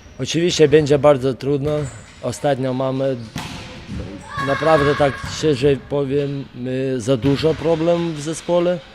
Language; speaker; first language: Polish; non-native, fluent; Lithuanian